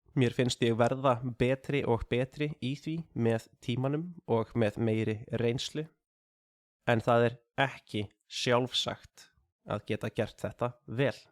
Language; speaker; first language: Icelandic; native; Icelandic